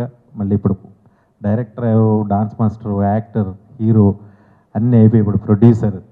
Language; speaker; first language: Telugu; native; Telugu